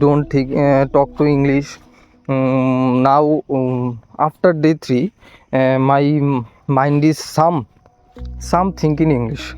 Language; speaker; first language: English; non-native, learner; Hindi